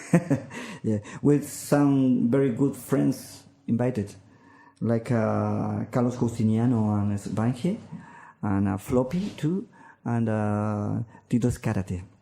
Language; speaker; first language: English; non-native, learner; Spanish